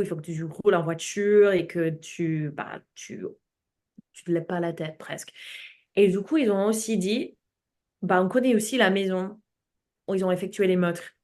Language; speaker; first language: French; non-native, fluent; English